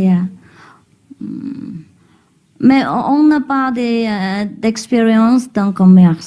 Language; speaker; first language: French; non-native, learner; Vietnamese